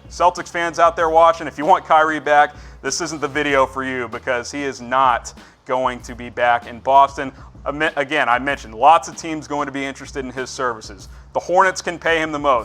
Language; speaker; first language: English; native; English